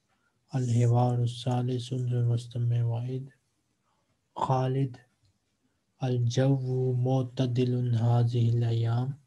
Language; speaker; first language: Arabic; non-native, fluent; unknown